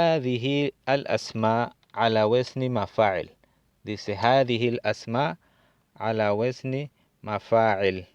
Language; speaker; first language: Arabic; non-native, fluent; Spanish